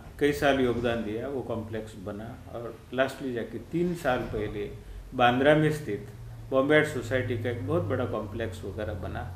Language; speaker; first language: Hindi; non-native, local second language; Marathi